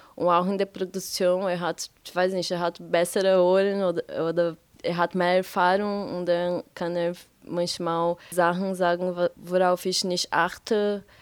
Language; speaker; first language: German; non-native, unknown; Portuguese